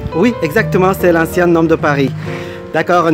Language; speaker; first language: French; non-native, fluent; Russian